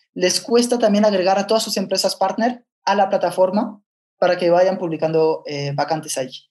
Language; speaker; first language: Spanish; non-native, fluent; French